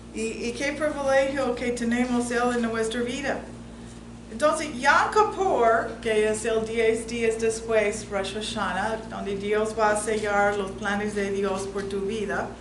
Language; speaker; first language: Spanish; non-native, fluent; English